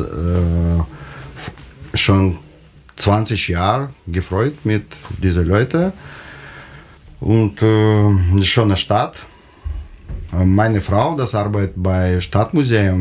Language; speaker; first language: German; non-native, learner; Russian